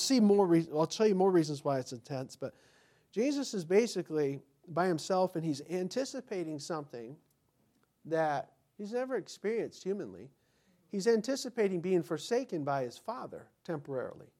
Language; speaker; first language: English; native; English